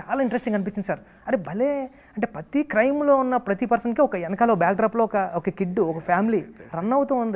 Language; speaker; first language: Telugu; native; Telugu